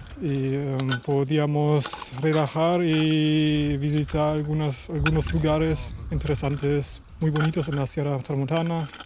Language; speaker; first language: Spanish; non-native, learner; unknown